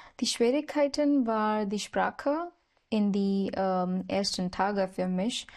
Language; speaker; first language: German; non-native, learner; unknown